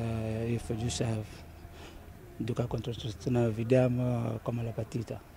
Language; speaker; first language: Italian; non-native, learner; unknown